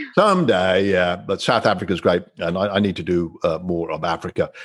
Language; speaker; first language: English; native; English